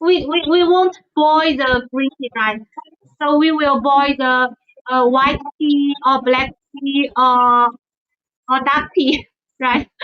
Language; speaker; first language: English; non-native, fluent; Chinese